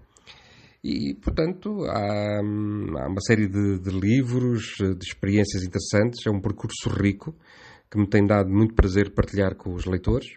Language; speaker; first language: Portuguese; native; Portuguese